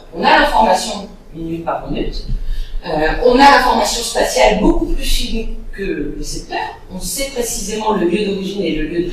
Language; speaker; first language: French; native; French